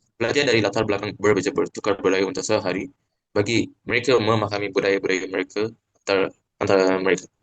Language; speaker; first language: Malay; non-native, local second language; Tamil